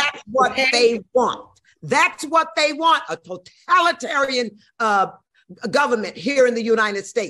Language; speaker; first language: English; native; English